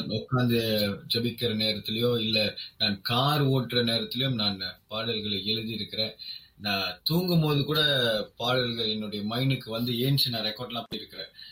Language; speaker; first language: Tamil; non-native, local second language; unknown